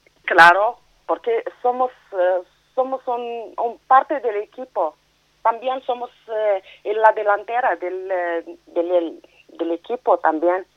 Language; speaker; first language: Spanish; non-native, learner; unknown